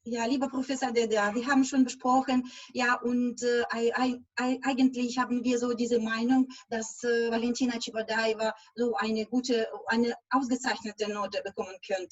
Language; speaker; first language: German; non-native, fluent; Russian